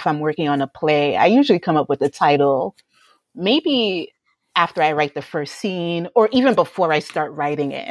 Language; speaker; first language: English; native; English